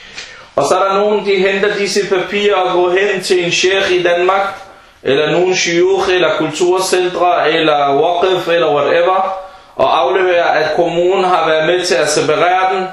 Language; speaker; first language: Danish; early bilingual, other home language; Arabic